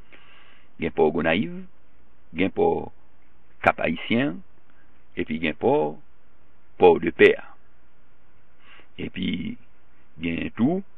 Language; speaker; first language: French; non-native, local second language; Haitian Creole